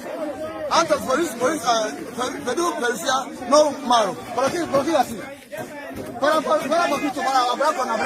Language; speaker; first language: Spanish; non-native, learner; Haitian Creole